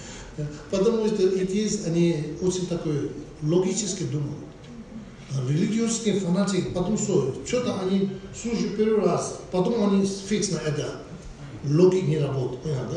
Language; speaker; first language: Russian; non-native, learner; Tibetan